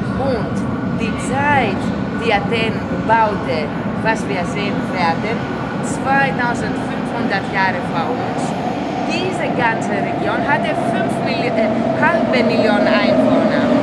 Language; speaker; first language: German; non-native, fluent; Greek